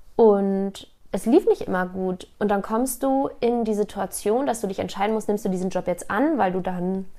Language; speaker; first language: German; native; German